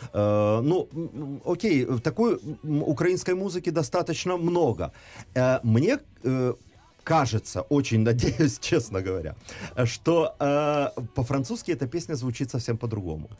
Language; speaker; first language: Russian; native; Russian